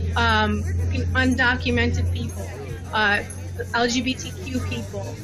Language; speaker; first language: English; native; English